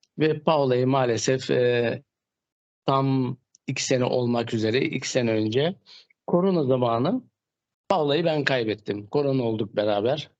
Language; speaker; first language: Turkish; native; Turkish